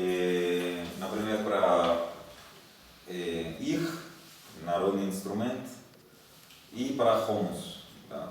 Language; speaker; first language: Russian; non-native, learner; Spanish